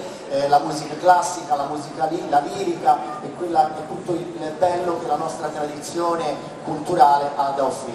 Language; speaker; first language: Italian; native; Italian